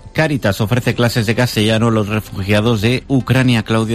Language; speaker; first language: Spanish; native; Spanish